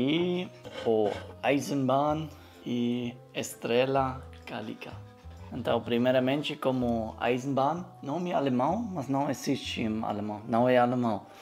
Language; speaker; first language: Portuguese; non-native, learner; German